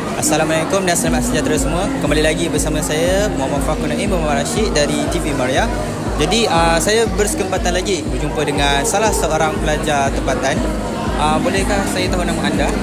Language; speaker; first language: Malay; native; Malay